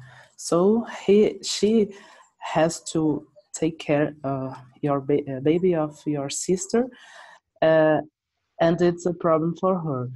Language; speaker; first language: English; non-native, learner; Portuguese